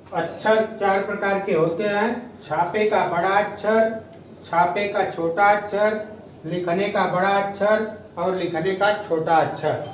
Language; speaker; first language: Hindi; native; Hindi